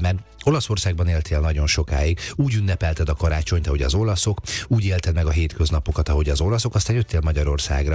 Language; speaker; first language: Hungarian; native; Hungarian